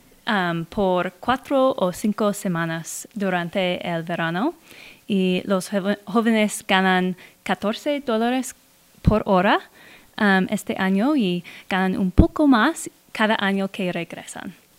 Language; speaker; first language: Spanish; non-native, learner; English